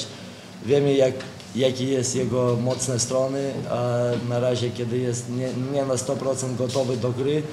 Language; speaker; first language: Polish; non-native, fluent; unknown